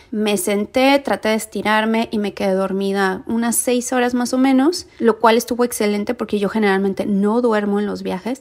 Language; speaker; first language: Spanish; native; Spanish